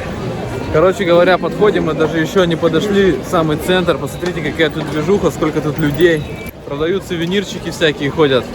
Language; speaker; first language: Russian; native; Russian